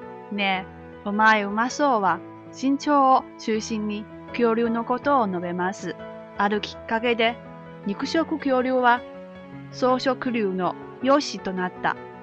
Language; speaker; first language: Japanese; non-native, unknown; Chinese